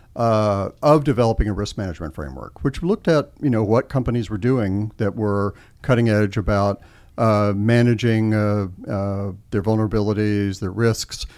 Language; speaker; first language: English; native; English